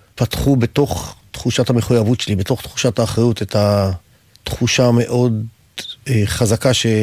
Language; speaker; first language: Hebrew; native; Hebrew